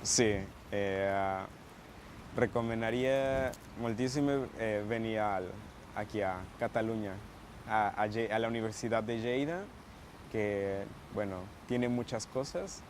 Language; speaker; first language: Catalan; non-native, learner; Spanish